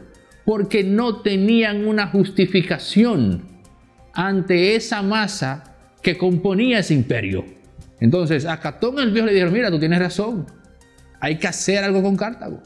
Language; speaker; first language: Spanish; native; Spanish